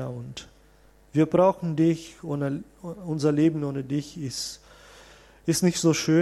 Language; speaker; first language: German; non-native, fluent; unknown